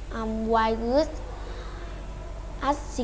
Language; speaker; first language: English; non-native, learner; Vietnamese